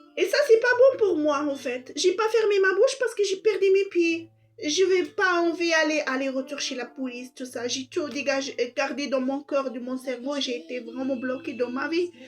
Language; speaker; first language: French; non-native, local second language; Arabic